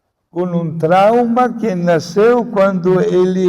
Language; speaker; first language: Portuguese; non-native, fluent; Italian